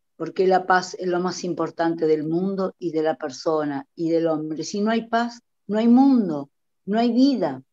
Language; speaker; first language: Spanish; non-native, fluent; Italian